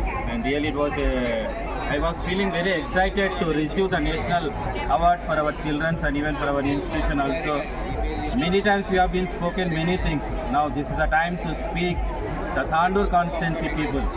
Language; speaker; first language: English; non-native, local second language; Telugu